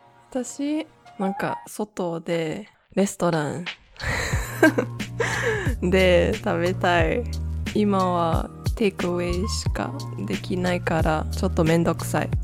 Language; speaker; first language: Japanese; non-native, learner; English